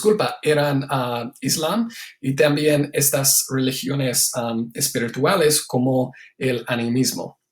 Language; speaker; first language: Spanish; non-native, fluent; English